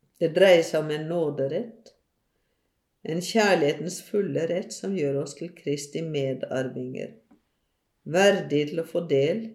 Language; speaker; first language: Norwegian; native; Norwegian